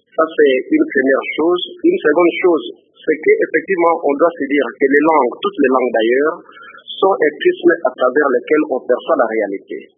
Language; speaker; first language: French; non-native, local second language; Lingala